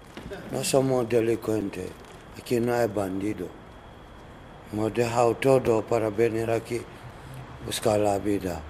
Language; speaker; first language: Spanish; non-native, learner; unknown